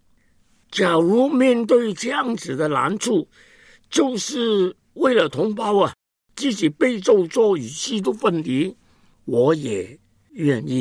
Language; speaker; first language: Chinese; non-native, local second language; Cantonese